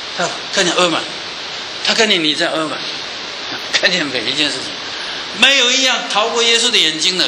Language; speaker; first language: Chinese; native; Chinese